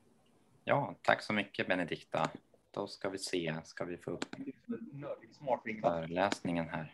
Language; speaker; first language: Swedish; native; Swedish